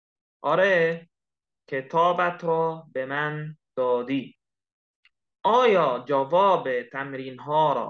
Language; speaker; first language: Persian; non-native, fluent; Arabic